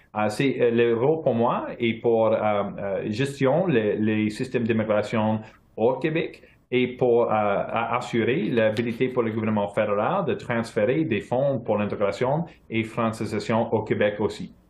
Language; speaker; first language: French; non-native, local second language; English